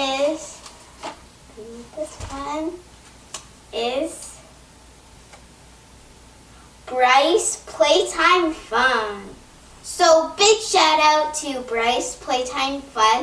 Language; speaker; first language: English; native; English